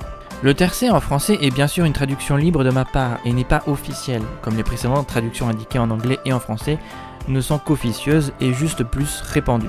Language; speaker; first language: French; native; French